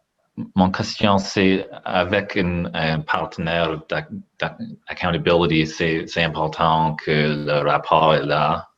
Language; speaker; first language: French; non-native, learner; English